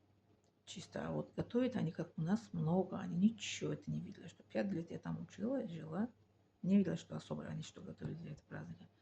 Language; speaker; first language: Russian; non-native, learner; Tajik